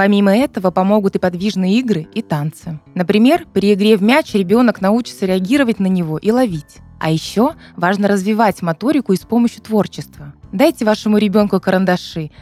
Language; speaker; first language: Russian; native; Russian